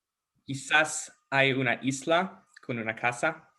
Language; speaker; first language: Spanish; non-native, learner; English